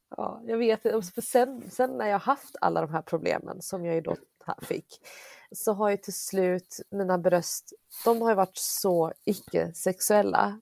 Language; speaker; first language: Swedish; early bilingual, other home language; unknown